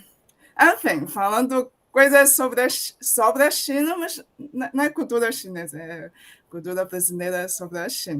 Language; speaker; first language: Portuguese; non-native, fluent; Chinese